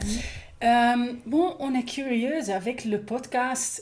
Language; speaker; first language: French; non-native, learner; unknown